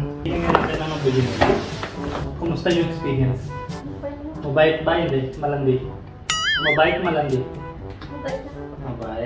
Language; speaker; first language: Filipino; non-native, learner; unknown